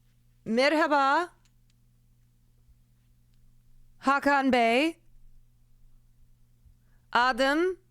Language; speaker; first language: Turkish; non-native, learner; English